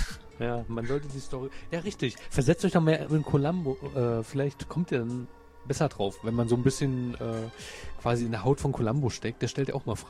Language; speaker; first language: German; native; German